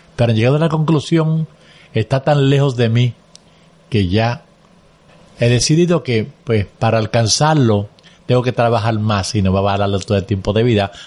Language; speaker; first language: Spanish; native; Spanish